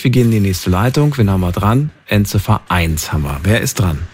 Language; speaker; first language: German; native; German